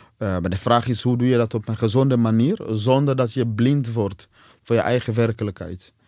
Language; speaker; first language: Dutch; non-native, fluent; Swahili